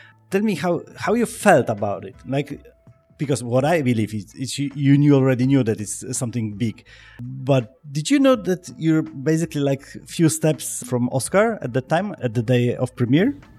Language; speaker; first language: English; non-native, fluent; Polish